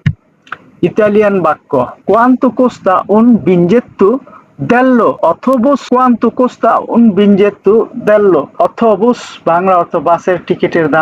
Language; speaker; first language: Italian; non-native, learner; Bangla